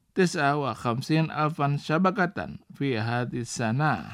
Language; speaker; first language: Arabic; non-native, fluent; Indonesian